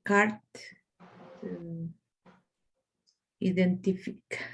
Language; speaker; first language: French; non-native, learner; Spanish